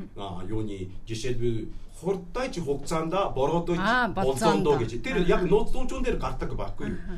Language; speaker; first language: Mongolian; non-native, fluent; Japanese